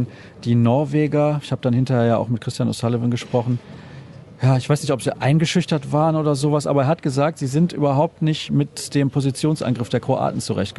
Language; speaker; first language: German; native; German